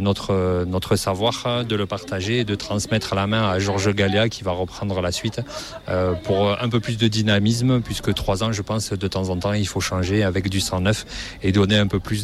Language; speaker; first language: French; native; French